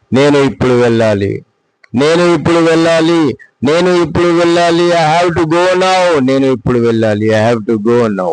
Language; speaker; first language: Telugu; non-native, fluent; Hindi